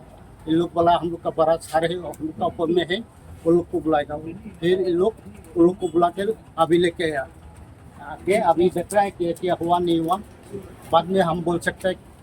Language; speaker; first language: Hindi; non-native, local second language; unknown